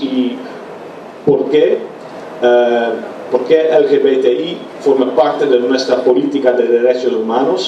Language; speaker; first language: Spanish; non-native, fluent; Dutch